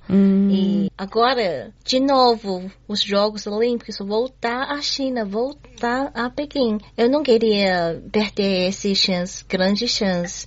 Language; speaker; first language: Portuguese; non-native, learner; Chinese